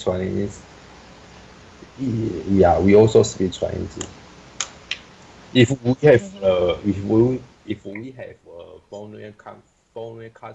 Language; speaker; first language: English; non-native, learner; Chinese